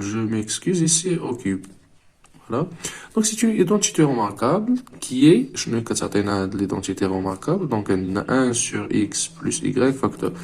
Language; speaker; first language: French; non-native, local second language; Arabic